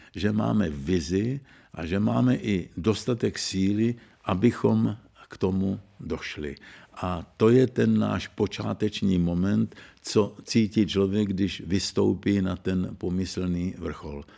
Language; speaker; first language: Czech; native; Czech